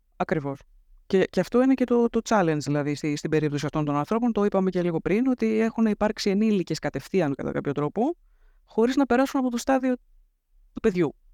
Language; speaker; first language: Greek; native; Greek